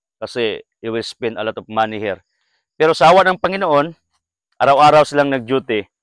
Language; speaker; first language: Filipino; non-native, local second language; Cebuano